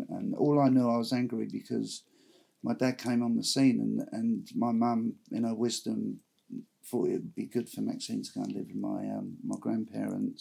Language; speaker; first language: English; native; English